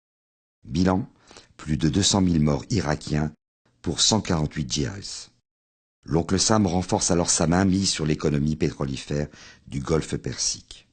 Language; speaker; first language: French; native; French